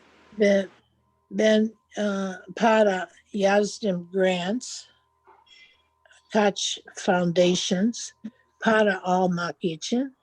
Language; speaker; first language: Turkish; non-native, learner; English